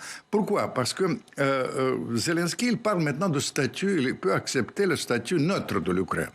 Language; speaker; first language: French; non-native, fluent; Russian